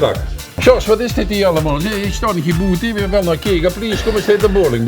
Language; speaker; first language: Dutch; native; Dutch